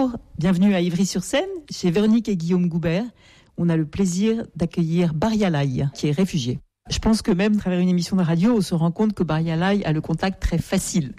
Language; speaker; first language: French; native; French